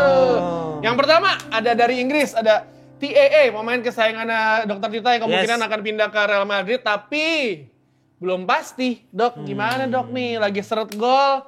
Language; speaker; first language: Indonesian; native; Indonesian